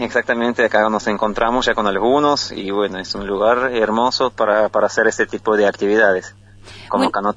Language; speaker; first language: Spanish; non-native, fluent; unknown